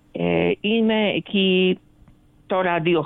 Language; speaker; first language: Greek; early bilingual, other home language; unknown